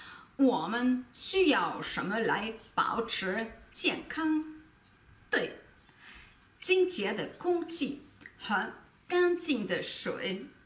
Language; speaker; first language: Chinese; non-native, learner; German